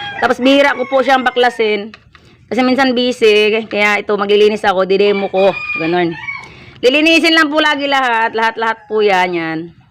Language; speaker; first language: Filipino; non-native, local second language; Hiligaynon